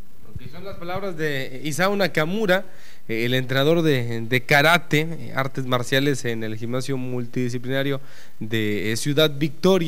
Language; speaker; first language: Spanish; native; Spanish